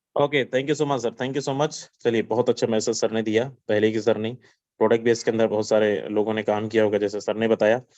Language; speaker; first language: Hindi; native; Hindi